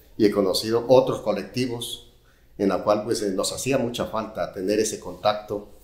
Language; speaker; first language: Spanish; native; Spanish